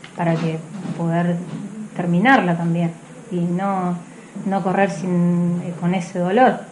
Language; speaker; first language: Spanish; native; Spanish